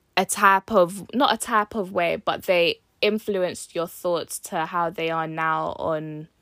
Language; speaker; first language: English; native; English